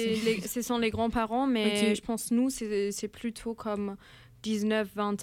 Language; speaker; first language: French; non-native, learner; German